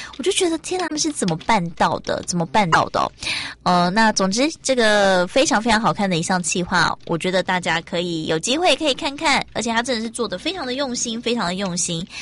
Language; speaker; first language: Chinese; native; Chinese